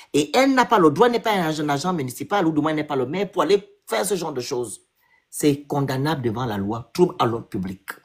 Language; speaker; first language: French; native; French